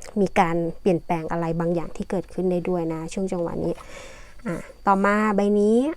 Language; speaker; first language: Thai; native; Thai